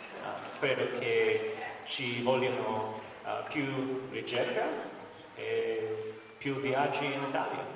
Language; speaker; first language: Italian; non-native, learner; English